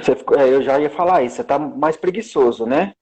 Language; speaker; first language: Portuguese; native; Portuguese